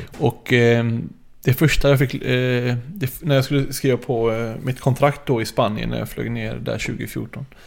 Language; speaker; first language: Swedish; early bilingual, other home language; Arabic